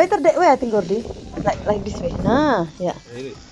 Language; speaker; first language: English; non-native, learner; Indonesian